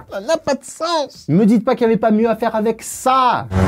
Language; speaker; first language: French; native; French